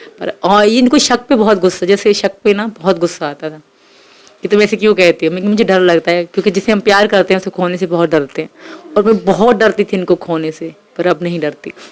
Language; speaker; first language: Urdu; non-native, local second language; Sindhi